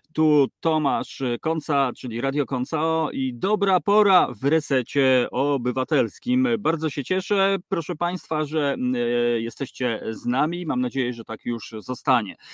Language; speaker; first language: Polish; native; Polish